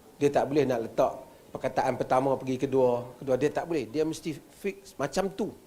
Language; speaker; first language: Malay; native; Malay